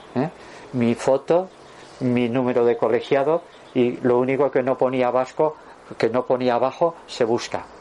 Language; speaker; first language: Spanish; native; Spanish